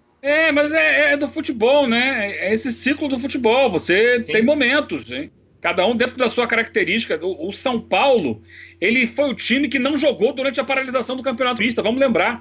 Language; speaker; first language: Portuguese; native; Portuguese